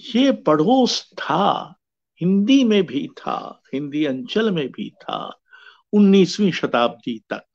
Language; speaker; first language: Hindi; native; Hindi